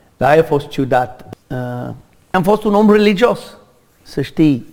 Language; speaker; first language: Romanian; non-native, learner; English